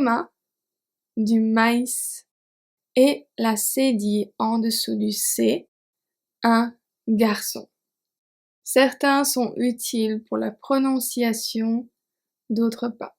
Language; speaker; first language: French; native; French